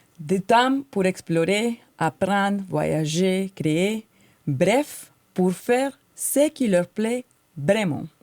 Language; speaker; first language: French; non-native, fluent; Spanish